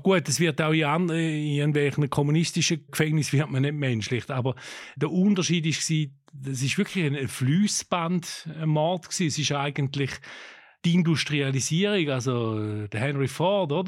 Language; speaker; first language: German; native; German